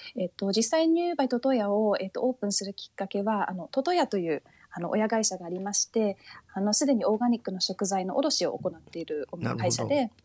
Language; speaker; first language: Japanese; early bilingual, heritage; Japanese